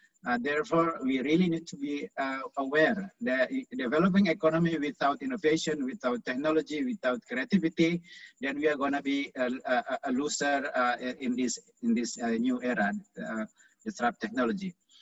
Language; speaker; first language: English; non-native, fluent; Indonesian